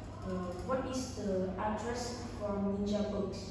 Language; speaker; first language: English; non-native, learner; Vietnamese